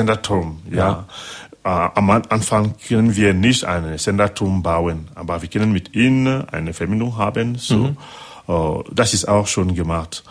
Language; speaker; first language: German; non-native, learner; French